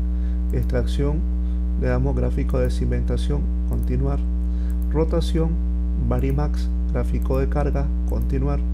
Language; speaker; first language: Spanish; native; Spanish